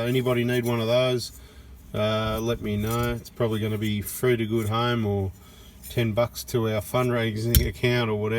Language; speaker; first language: English; native; English